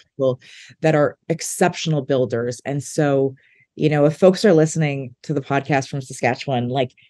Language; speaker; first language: English; native; English